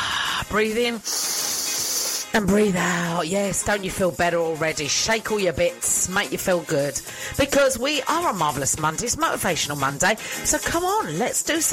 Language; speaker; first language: English; native; English